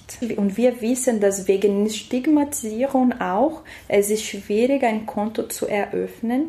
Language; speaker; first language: German; non-native, learner; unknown